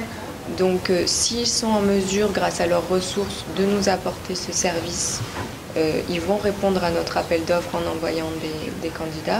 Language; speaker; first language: French; native; French